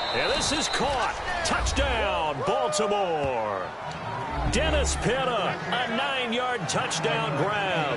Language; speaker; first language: English; native; English